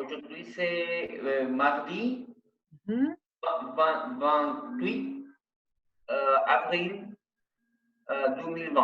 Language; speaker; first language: French; non-native, learner; Spanish